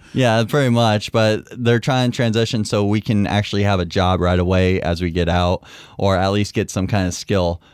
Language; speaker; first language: English; native; English